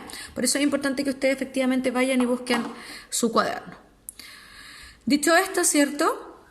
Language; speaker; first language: Spanish; native; Spanish